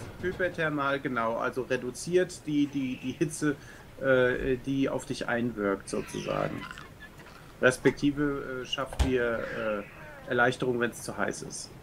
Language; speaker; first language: German; native; German